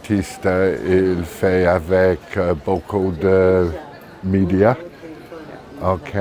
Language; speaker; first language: French; non-native, learner; English